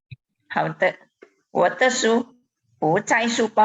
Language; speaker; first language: Chinese; non-native, learner; Indonesian